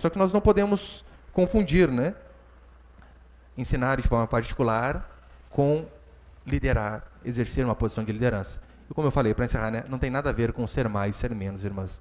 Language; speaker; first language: Portuguese; native; Portuguese